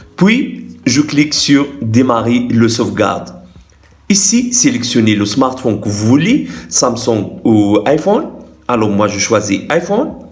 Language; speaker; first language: French; non-native, local second language; Arabic